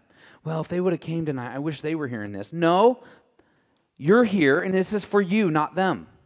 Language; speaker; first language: English; native; English